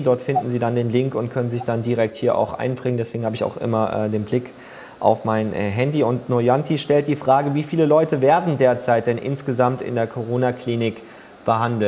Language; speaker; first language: German; native; German